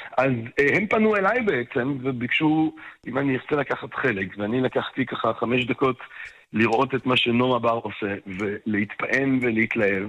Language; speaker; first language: Hebrew; non-native, fluent; French